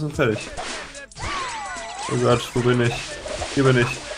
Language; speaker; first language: German; native; German